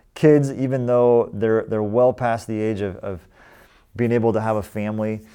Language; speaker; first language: English; native; English